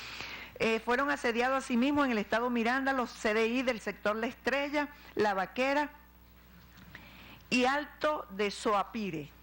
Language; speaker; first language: Spanish; native; Spanish